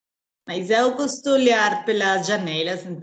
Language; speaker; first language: Portuguese; non-native, learner; Spanish